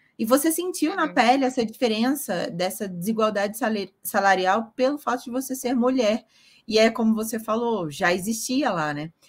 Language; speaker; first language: Portuguese; native; Portuguese